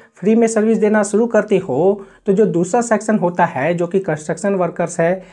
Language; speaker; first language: Hindi; native; Hindi